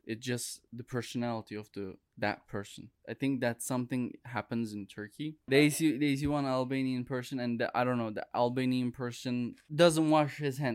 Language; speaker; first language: English; non-native, fluent; Turkish